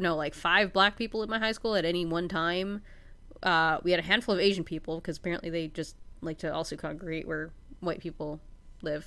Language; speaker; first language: English; native; English